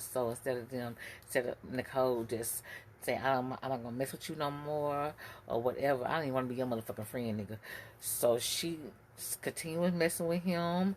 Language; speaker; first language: English; native; English